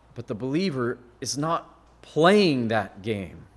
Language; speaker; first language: English; native; English